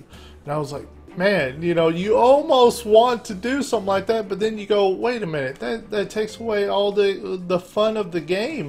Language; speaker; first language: English; native; English